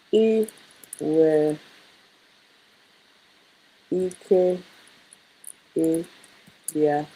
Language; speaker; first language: Igbo; non-native, learner; English